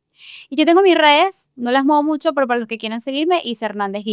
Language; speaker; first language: Spanish; native; Spanish